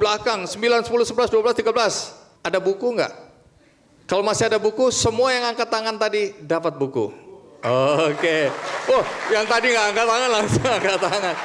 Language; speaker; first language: Indonesian; native; Indonesian